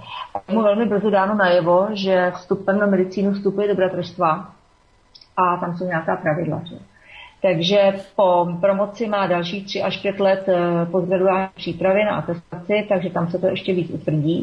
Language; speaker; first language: Czech; native; Czech